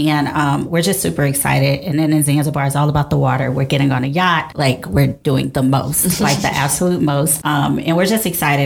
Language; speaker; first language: English; native; English